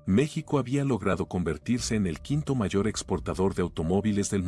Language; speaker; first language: Spanish; native; Spanish